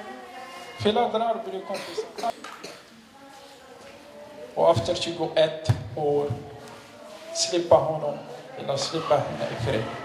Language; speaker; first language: Swedish; non-native, learner; Arabic